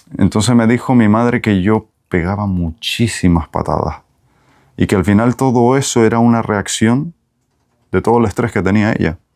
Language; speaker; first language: Spanish; native; Spanish